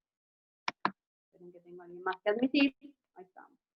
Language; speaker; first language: Spanish; native; Spanish